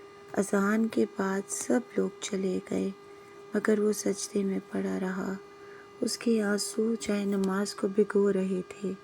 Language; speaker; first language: Urdu; native; Urdu